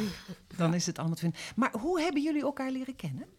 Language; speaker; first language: Dutch; native; Dutch